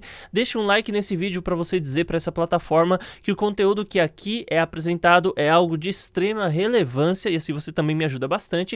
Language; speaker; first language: Portuguese; native; Portuguese